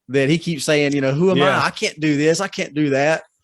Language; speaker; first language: English; native; English